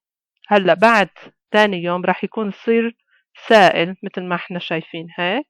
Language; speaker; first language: Arabic; native; Arabic